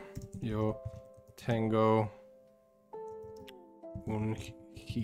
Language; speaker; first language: Spanish; non-native, learner; English